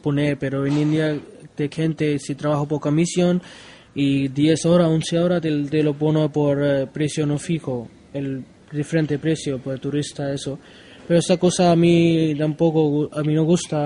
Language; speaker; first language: Spanish; non-native, learner; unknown